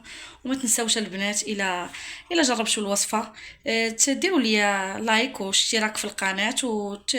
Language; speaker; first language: Arabic; native; Arabic